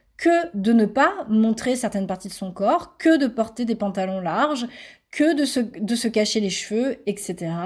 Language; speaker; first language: French; native; French